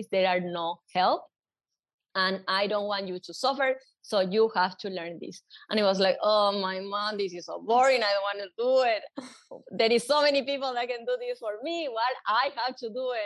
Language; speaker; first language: English; non-native, fluent; Spanish